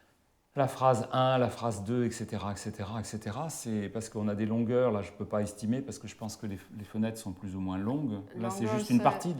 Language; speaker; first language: French; native; French